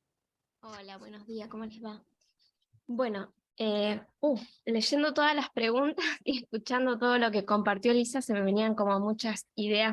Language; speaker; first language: Spanish; native; Spanish